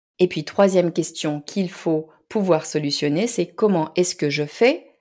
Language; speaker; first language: French; native; French